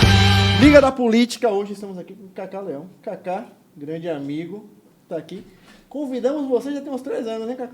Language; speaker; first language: Portuguese; native; Portuguese